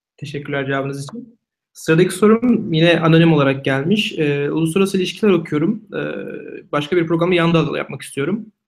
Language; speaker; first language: Turkish; native; Turkish